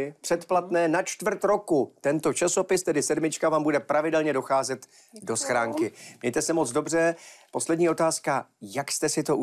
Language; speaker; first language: Czech; native; Czech